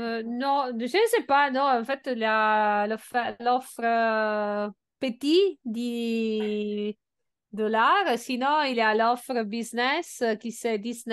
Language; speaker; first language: French; non-native, fluent; Italian